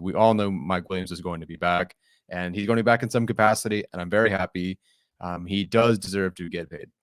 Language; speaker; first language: English; native; English